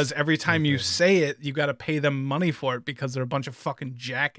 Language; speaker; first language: English; native; English